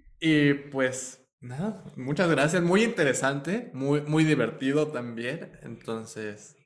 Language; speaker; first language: Spanish; native; Spanish